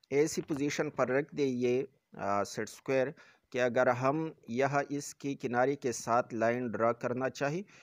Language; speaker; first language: Urdu; non-native, local second language; Pashto